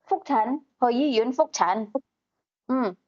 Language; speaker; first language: Cantonese; native; Cantonese